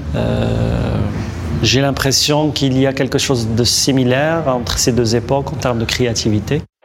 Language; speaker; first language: French; non-native, local second language; Arabic